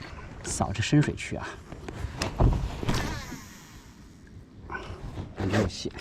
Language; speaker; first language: Chinese; native; Chinese